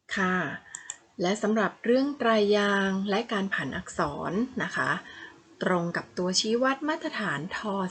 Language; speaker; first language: Thai; native; Thai